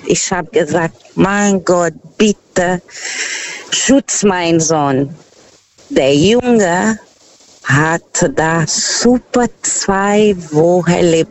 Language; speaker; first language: German; non-native, fluent; Portuguese